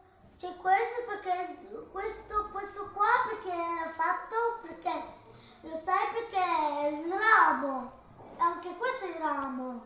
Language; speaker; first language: Italian; early bilingual, other home language; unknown